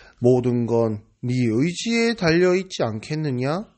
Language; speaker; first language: Korean; native; Korean